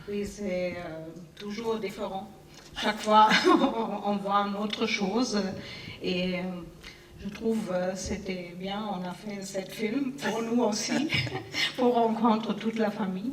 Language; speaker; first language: French; non-native, learner; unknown